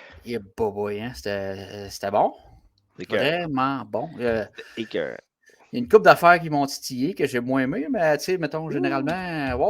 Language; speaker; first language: French; native; French